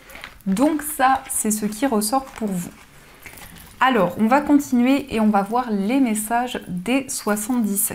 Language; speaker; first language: French; native; French